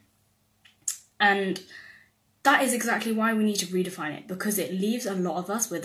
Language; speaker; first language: English; native; English